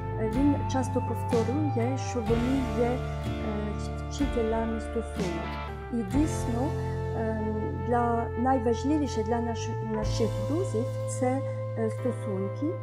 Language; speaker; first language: Ukrainian; non-native, fluent; French